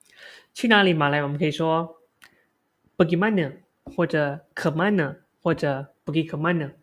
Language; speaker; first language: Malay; non-native, local second language; Chinese